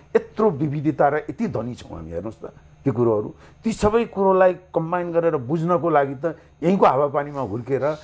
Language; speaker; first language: Nepali; native; Nepali